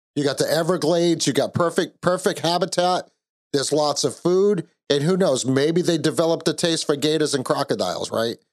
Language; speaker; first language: English; native; English